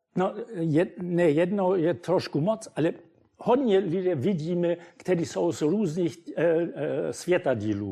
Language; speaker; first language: Czech; non-native, fluent; German